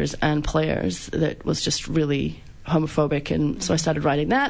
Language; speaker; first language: English; native; English